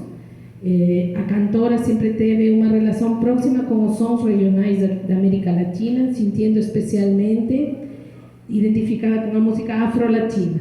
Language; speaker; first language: Portuguese; non-native, fluent; Spanish